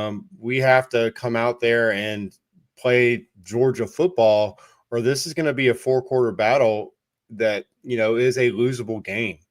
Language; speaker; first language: English; native; English